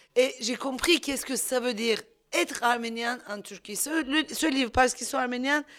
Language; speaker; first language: French; non-native, fluent; Turkish